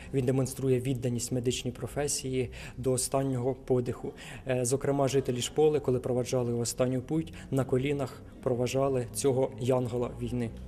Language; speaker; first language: Ukrainian; native; Ukrainian